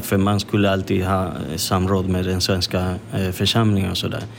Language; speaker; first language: Swedish; non-native, fluent; Spanish